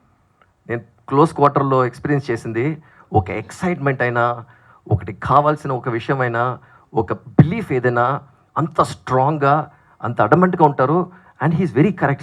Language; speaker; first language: Telugu; non-native, fluent; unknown